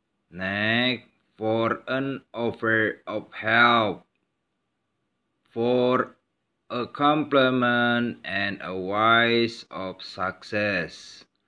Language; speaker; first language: English; non-native, learner; Indonesian